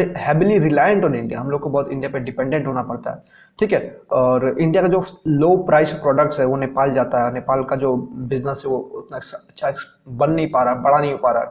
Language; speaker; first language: Hindi; native; Hindi